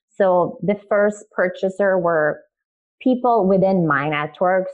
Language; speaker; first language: English; early bilingual, other home language; Italian